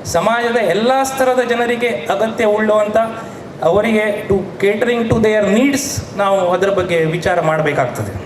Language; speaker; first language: Kannada; non-native, local second language; Konkani